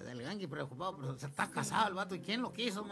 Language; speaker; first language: Spanish; native; Spanish